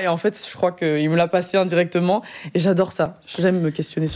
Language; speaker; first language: French; native; French